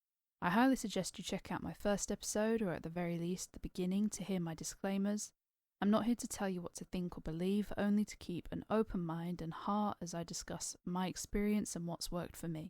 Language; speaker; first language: English; native; English